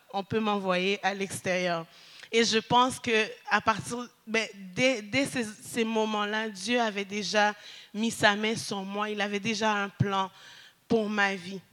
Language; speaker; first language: French; early bilingual, other home language; Haitian Creole